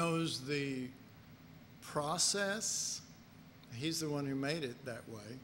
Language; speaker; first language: English; native; English